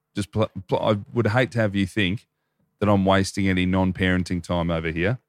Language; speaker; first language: English; native; English